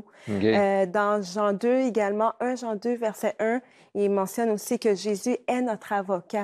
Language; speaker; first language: French; native; French